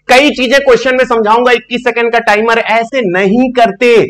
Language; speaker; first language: Hindi; native; Hindi